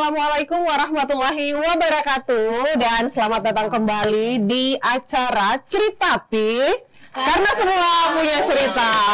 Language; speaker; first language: Indonesian; native; Indonesian